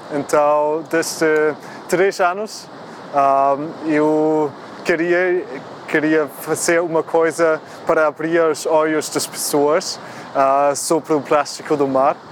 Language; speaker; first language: Portuguese; non-native, fluent; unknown